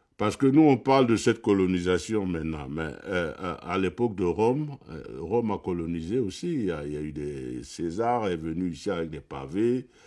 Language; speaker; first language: French; non-native, local second language; Duala